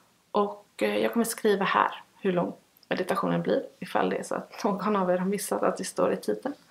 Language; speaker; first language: Swedish; native; Swedish